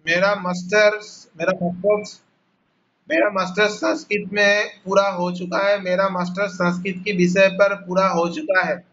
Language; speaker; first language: Hindi; non-native, local second language; Bangla